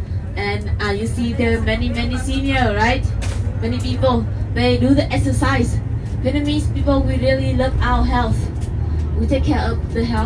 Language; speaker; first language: English; non-native, learner; Vietnamese